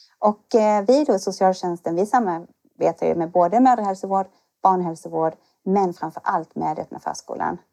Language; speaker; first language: Swedish; native; Swedish